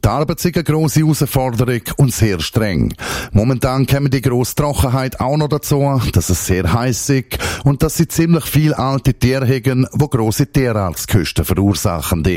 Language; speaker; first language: German; native; German